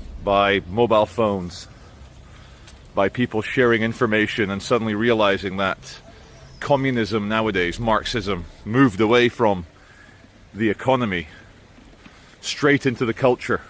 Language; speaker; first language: English; native; English